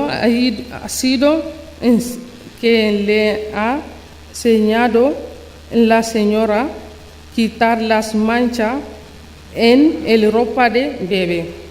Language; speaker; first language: Spanish; non-native, learner; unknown